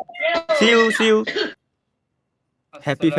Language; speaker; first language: English; non-native, learner; Bangla